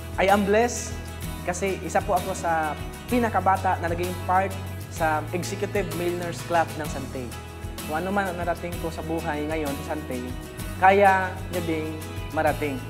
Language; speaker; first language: Filipino; non-native, local second language; Cebuano